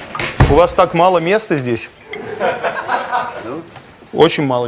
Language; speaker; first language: Russian; non-native, local second language; Armenian